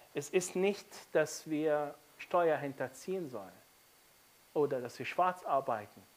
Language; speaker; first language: German; non-native, fluent; Arabic